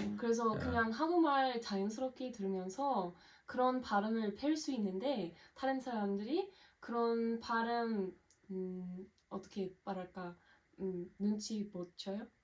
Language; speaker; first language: Korean; non-native, fluent; English